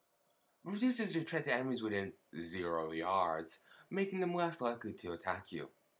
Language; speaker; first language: English; native; English